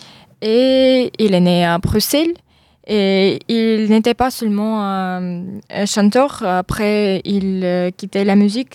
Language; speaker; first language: French; non-native, learner; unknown